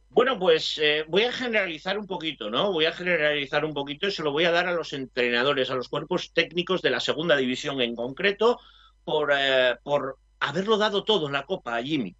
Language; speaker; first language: Spanish; native; Spanish